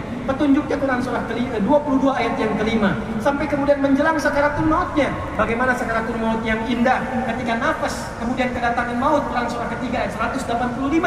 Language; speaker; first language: Indonesian; native; Indonesian